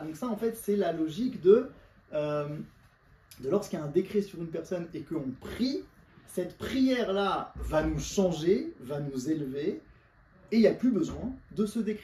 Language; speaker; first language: French; native; French